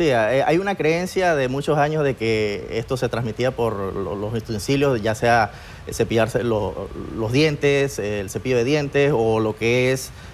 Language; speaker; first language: Spanish; native; Spanish